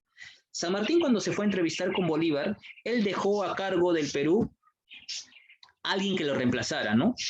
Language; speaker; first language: Spanish; native; Spanish